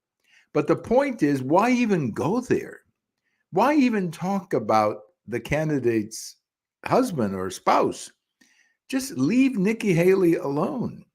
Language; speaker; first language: English; early bilingual, other home language; Spanish